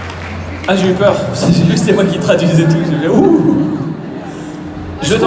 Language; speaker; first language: French; native; French